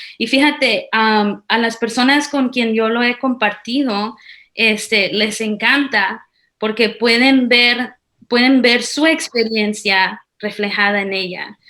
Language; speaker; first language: Spanish; early bilingual, heritage; Spanish